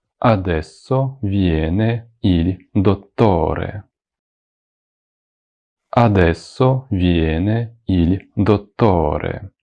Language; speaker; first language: Italian; non-native, fluent; Ukrainian